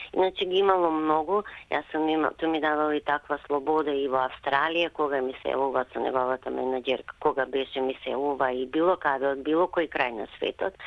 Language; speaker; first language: Macedonian; native; Macedonian